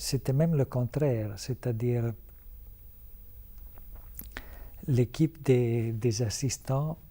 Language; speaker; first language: French; non-native, fluent; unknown